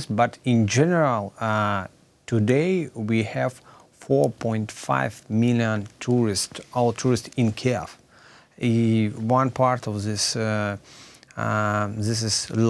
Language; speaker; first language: English; non-native, learner; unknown